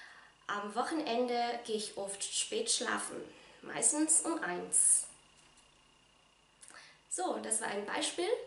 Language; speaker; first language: German; non-native, fluent; Vietnamese